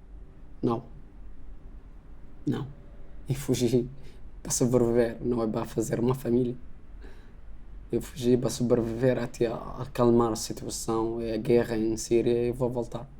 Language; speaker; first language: Portuguese; non-native, learner; Arabic